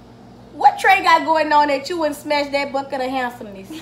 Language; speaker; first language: English; native; English